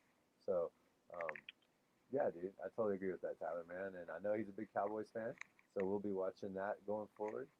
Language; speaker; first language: English; native; English